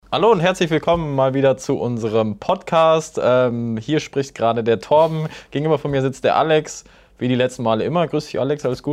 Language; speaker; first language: German; native; German